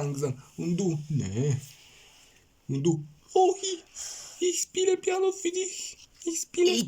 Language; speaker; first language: German; non-native, learner; Bulgarian